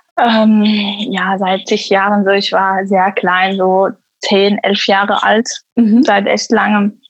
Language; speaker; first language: German; non-native, fluent; Arabic